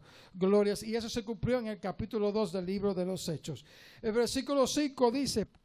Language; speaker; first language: Spanish; native; Spanish